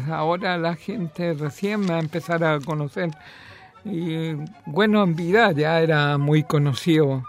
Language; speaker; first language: Spanish; native; Spanish